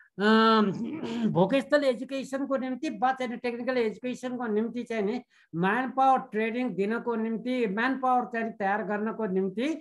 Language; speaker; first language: Nepali; native; Nepali